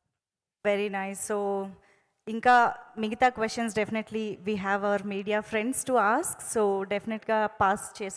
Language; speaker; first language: Telugu; native; Telugu